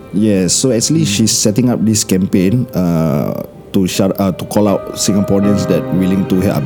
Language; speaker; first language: English; non-native, local second language; Malay